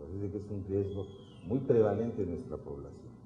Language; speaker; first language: Spanish; native; Spanish